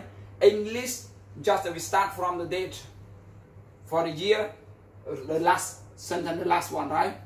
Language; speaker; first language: English; non-native, learner; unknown